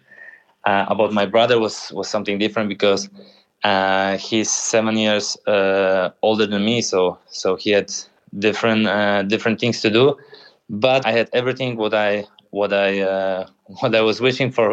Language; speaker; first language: English; non-native, fluent; Polish